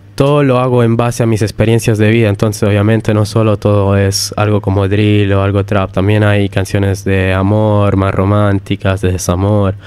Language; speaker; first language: Spanish; early bilingual, heritage; Italian